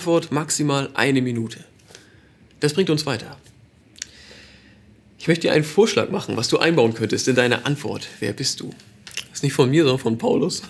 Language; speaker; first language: German; native; German